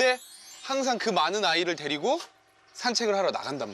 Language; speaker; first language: Korean; native; Korean